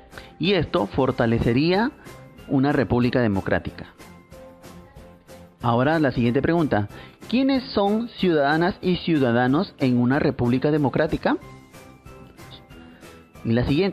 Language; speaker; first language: Spanish; native; Spanish